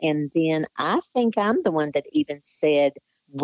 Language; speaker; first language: English; native; English